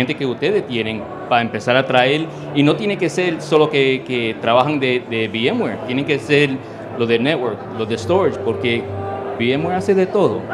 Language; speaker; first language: Spanish; early bilingual, heritage; Spanish